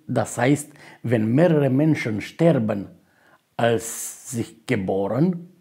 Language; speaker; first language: German; non-native, fluent; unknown